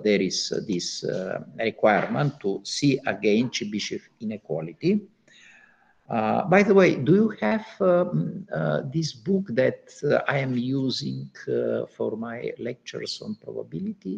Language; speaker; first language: English; non-native, fluent; Bulgarian